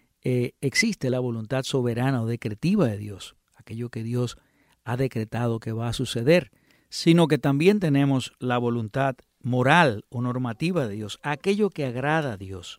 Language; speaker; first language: Spanish; native; Spanish